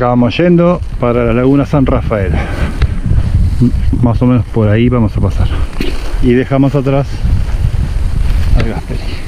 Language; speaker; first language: Spanish; native; Spanish